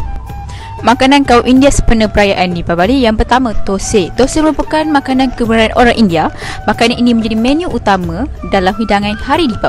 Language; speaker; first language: Malay; native; Malay